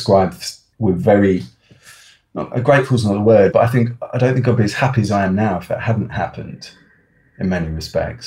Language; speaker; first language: English; native; English